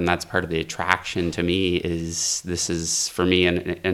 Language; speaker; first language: English; native; English